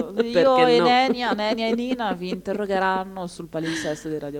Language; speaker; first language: Italian; native; Italian